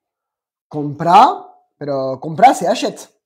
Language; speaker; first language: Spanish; non-native, fluent; French